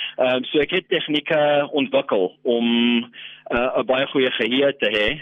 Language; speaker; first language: Afrikaans; non-native, local second language; English